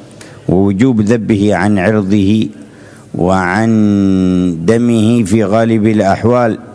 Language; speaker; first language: Arabic; native; Arabic